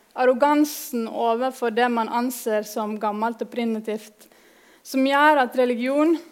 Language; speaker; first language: Norwegian; native; Norwegian